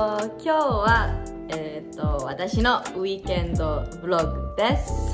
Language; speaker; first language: Japanese; early bilingual, heritage; English